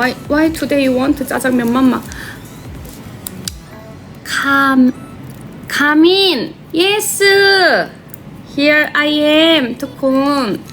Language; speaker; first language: English; non-native, learner; Korean